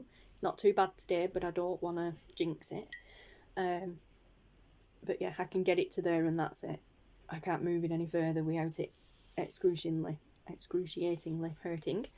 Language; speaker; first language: English; native; English